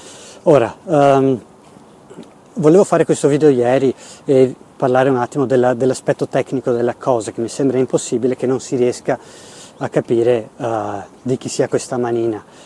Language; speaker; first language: Italian; native; Italian